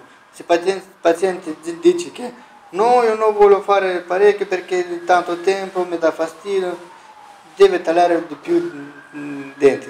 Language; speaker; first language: Italian; non-native, learner; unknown